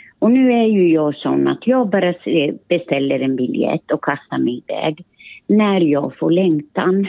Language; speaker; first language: Swedish; early bilingual, other home language; Finnish